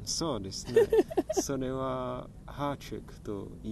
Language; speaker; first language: Japanese; non-native, learner; Czech